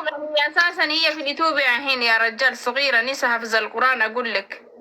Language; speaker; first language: Arabic; native; Arabic